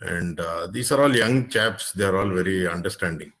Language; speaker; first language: English; non-native, local second language; Kannada